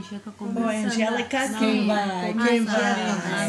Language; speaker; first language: Portuguese; non-native, fluent; English